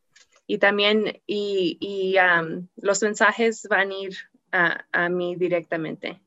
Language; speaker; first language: Spanish; non-native, learner; English